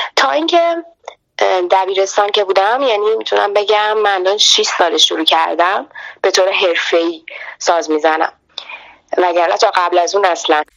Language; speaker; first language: Persian; native; Persian